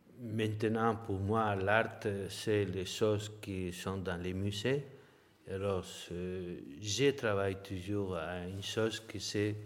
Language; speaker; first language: French; non-native, learner; Spanish